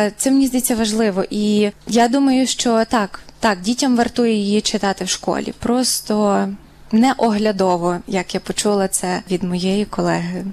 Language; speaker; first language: Ukrainian; native; Ukrainian